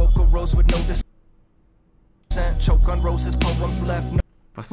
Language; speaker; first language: Russian; native; Russian